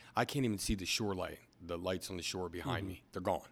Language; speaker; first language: English; native; English